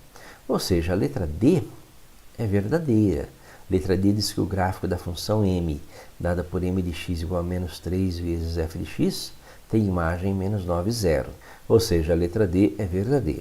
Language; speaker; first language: Portuguese; native; Portuguese